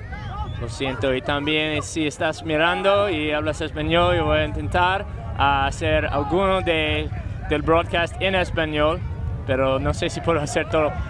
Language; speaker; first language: Spanish; non-native, learner; English